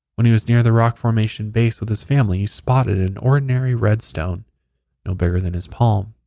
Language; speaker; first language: English; native; English